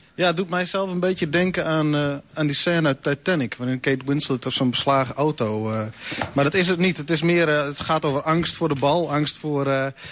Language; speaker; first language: Dutch; non-native, local second language; Western Frisian